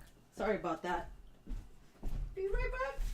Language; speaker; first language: English; native; English